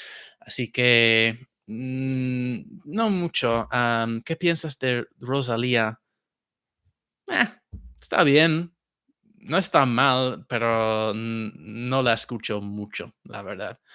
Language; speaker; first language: Spanish; non-native, fluent; English